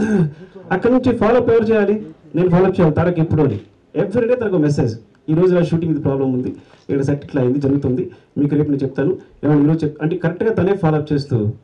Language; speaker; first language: Telugu; native; Telugu